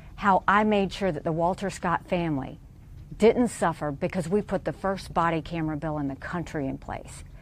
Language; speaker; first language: English; native; English